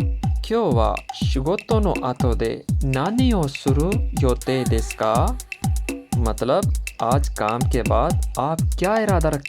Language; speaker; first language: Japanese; non-native, fluent; Urdu